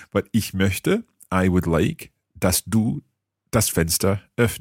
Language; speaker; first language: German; non-native, learner; English